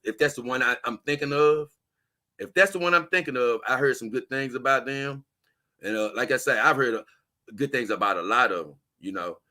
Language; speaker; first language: English; native; English